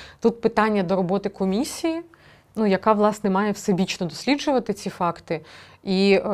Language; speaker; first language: Ukrainian; native; Ukrainian